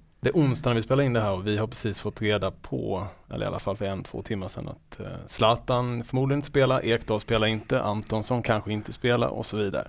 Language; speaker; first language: Swedish; native; Swedish